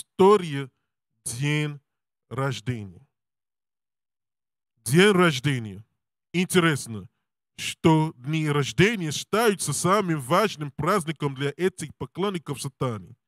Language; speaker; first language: Russian; non-native, learner; English